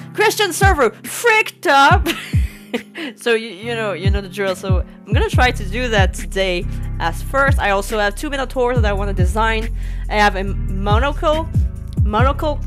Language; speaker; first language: English; non-native, fluent; French